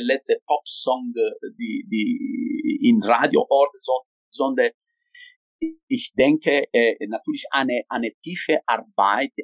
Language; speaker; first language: German; non-native, fluent; Italian